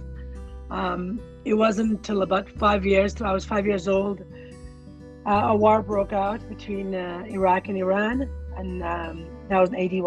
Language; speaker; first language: English; non-native, fluent; Arabic